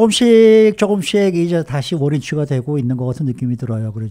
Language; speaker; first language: Korean; native; Korean